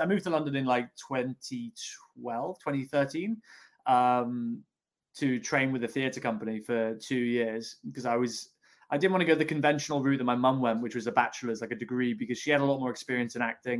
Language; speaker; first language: English; native; English